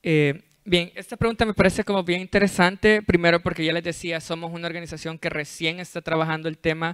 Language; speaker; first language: Spanish; native; Spanish